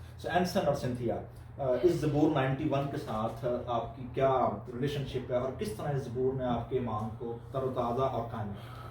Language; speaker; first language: Urdu; non-native, local second language; Punjabi